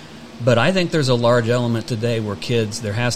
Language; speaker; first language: English; native; English